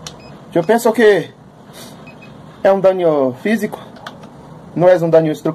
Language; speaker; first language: Spanish; non-native, learner; Portuguese